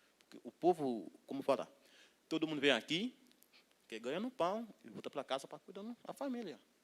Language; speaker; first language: Portuguese; non-native, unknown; Haitian Creole